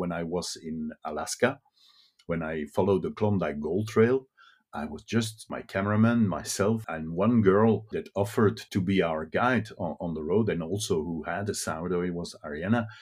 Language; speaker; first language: English; non-native, fluent; Dutch